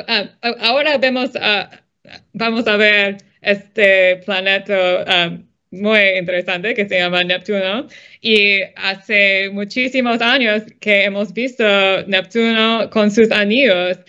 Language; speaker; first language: Spanish; non-native, fluent; English